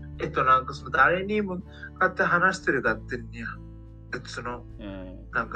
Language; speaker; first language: Japanese; non-native, fluent; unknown